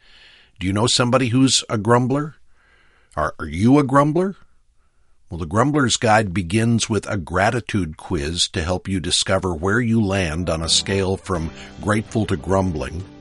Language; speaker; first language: English; native; English